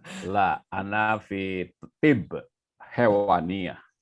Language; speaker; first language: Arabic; non-native, learner; Indonesian